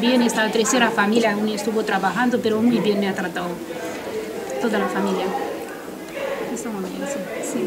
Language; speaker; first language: Spanish; non-native, learner; Romanian